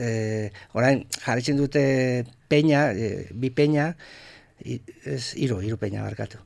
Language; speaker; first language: Basque; non-native, local second language; Spanish